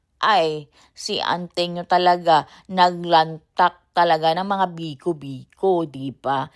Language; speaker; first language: Filipino; native; Filipino